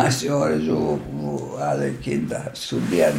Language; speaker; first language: German; non-native, learner; Greek